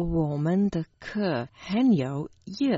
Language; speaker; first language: Chinese; non-native, learner; Croatian